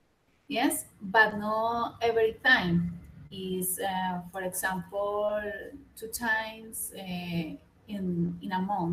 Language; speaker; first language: English; non-native, learner; Spanish